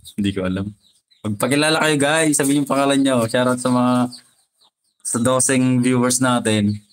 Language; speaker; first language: Filipino; non-native, local second language; Iloko